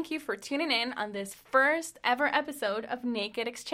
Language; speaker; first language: English; non-native, fluent; Spanish